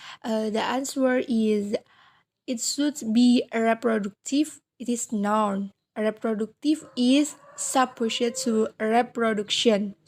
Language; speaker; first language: English; non-native, learner; Indonesian